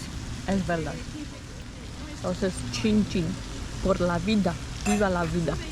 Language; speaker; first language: Spanish; non-native, fluent; Portuguese